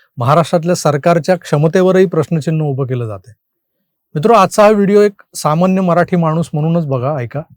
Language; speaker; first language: Marathi; native; Marathi